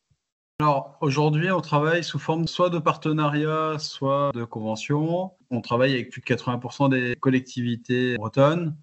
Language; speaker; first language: French; native; French